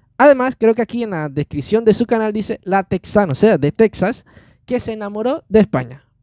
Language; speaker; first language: Spanish; native; Spanish